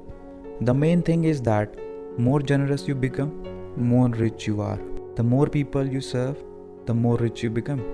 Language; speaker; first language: English; non-native, local second language; Hindi